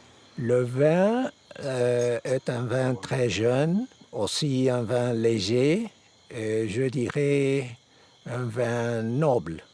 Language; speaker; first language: French; non-native, fluent; Spanish